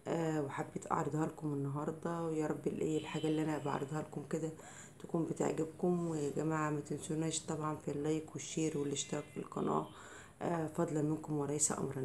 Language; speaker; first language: Arabic; native; Arabic